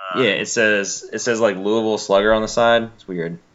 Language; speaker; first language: English; native; English